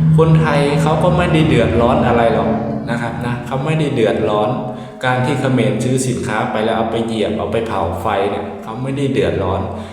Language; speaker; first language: Thai; native; Thai